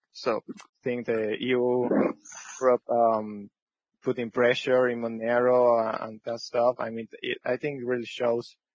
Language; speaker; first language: English; non-native, fluent; French